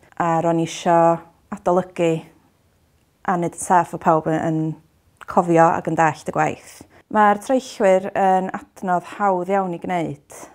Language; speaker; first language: Welsh; native; Welsh